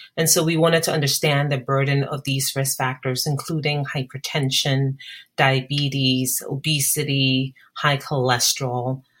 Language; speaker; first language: English; non-native, local second language; Akan